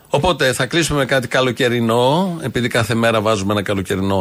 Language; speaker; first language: Greek; native; Greek